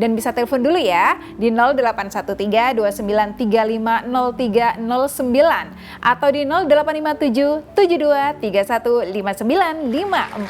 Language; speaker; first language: Indonesian; native; Indonesian